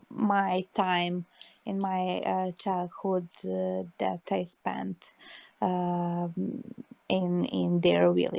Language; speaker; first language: English; non-native, learner; Serbian